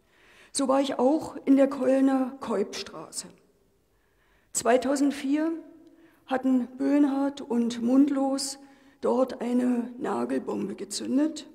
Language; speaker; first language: German; native; German